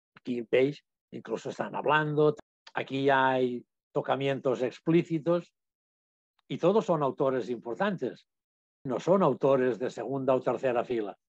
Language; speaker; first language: Spanish; non-native, local second language; Catalan